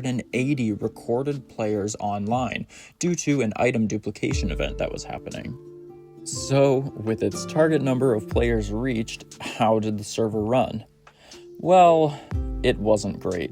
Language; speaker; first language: English; native; English